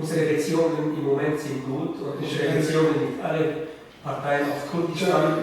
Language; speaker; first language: German; non-native, fluent; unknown